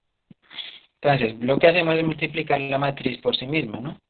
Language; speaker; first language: Spanish; native; Spanish